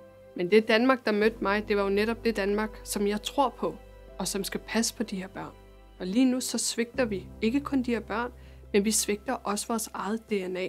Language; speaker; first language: Danish; early bilingual, other home language; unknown